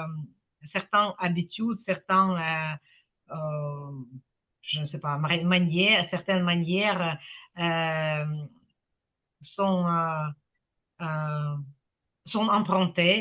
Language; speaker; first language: French; non-native, fluent; Ukrainian